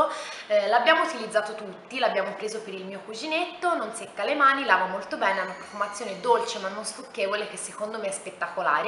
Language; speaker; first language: Italian; native; Italian